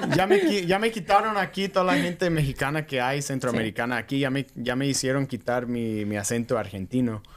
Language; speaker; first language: Spanish; non-native, fluent; English